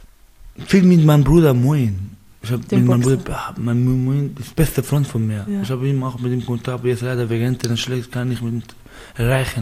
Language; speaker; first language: German; non-native, learner; Persian